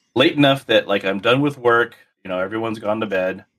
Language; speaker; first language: English; native; English